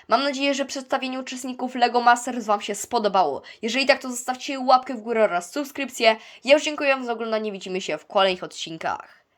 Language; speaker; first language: Polish; native; Polish